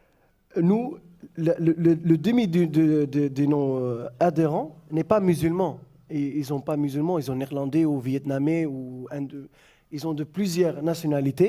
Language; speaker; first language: French; non-native, fluent; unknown